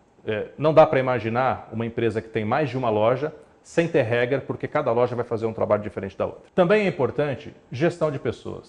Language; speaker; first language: Portuguese; native; Portuguese